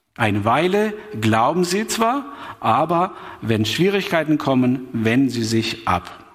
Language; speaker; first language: German; non-native, fluent; Albanian